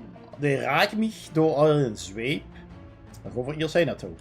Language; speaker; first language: Dutch; native; Dutch